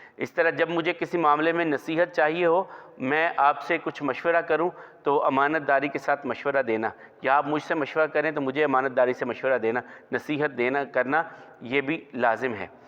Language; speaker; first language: Urdu; non-native, local second language; Punjabi